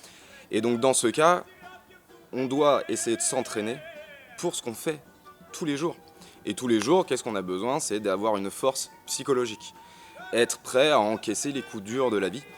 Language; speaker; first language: French; native; French